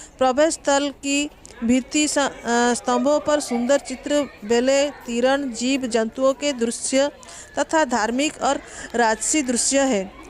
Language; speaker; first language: Hindi; non-native, local second language; Odia